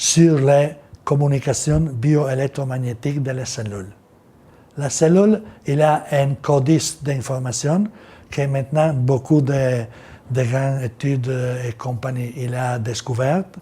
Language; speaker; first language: French; non-native, learner; Italian